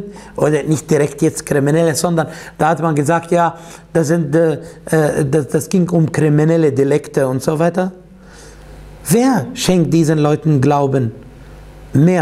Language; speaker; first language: German; non-native, fluent; Arabic